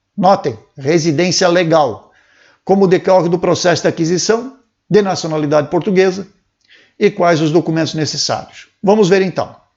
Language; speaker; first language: Portuguese; native; Portuguese